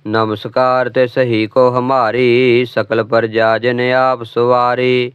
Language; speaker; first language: Hindi; non-native, local second language; Punjabi